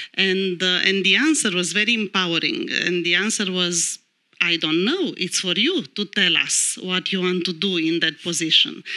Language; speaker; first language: English; non-native, fluent; Romanian